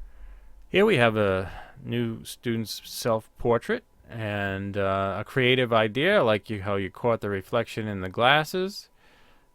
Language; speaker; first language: English; native; English